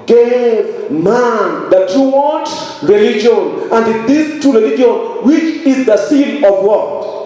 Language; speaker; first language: English; non-native, local second language; Swahili